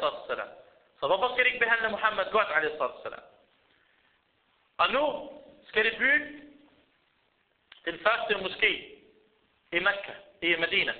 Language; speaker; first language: Danish; early bilingual, other home language; Arabic